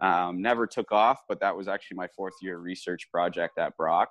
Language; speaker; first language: English; native; English